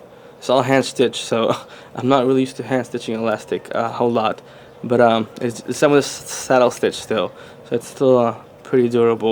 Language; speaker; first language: English; native; English